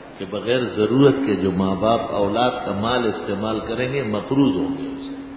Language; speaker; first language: Urdu; non-native, local second language; Pashto